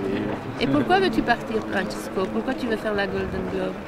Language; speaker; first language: French; native; French